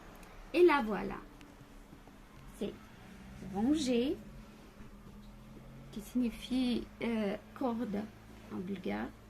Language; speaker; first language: French; non-native, fluent; Bulgarian